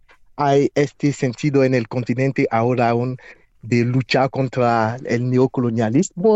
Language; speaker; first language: Spanish; non-native, fluent; English